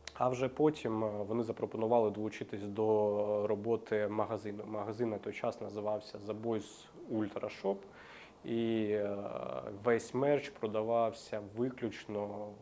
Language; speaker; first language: Ukrainian; non-native, local second language; Russian